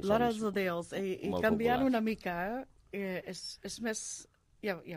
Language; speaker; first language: Catalan; non-native, learner; English